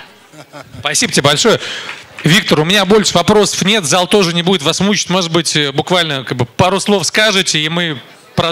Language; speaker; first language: Russian; native; Russian